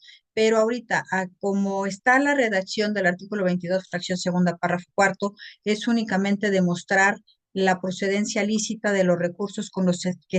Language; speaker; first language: Spanish; native; Spanish